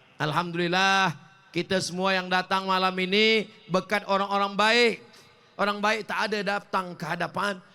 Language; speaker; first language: Malay; native; Malay